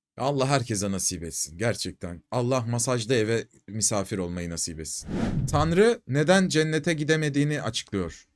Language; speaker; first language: Turkish; native; Turkish